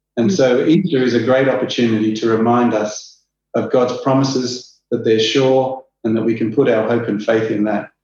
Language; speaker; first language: English; native; English